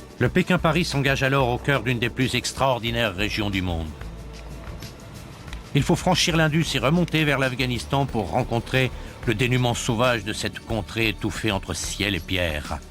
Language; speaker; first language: French; native; French